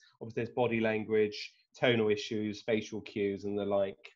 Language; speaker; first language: English; native; English